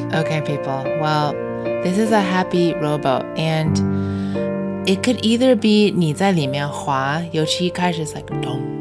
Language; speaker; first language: English; early bilingual, other home language; Chinese